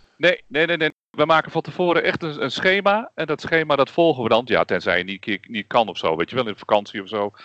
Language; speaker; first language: Dutch; native; Dutch